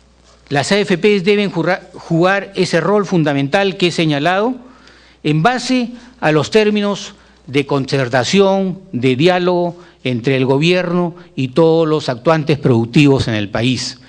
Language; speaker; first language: Spanish; native; Spanish